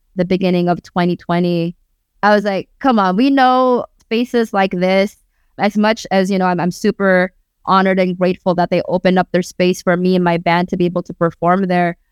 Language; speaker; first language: English; early bilingual, other home language; Waray